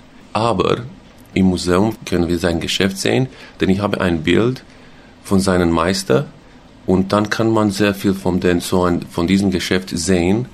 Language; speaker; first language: German; non-native, local second language; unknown